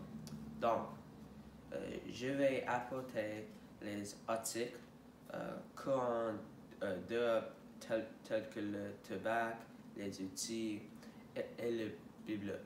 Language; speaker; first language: French; non-native, learner; English